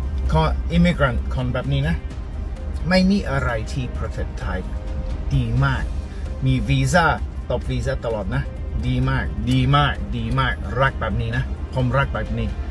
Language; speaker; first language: Thai; non-native, learner; English